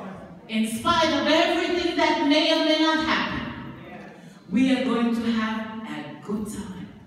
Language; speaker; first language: English; native; English